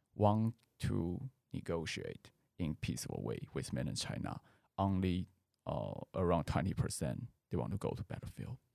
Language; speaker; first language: English; non-native, fluent; Chinese